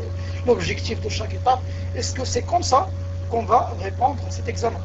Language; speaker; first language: French; non-native, local second language; Arabic